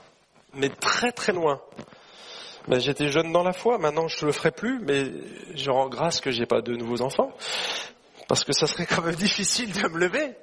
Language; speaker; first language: French; native; French